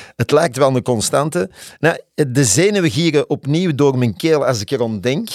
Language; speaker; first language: Dutch; native; Dutch